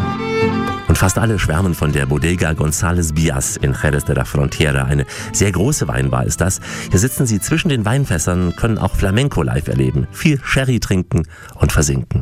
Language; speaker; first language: German; native; German